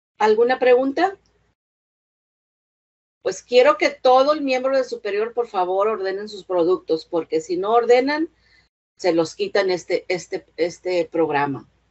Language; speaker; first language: Spanish; early bilingual, heritage; Spanish